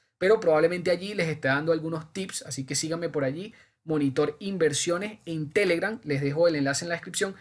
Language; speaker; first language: Spanish; native; Spanish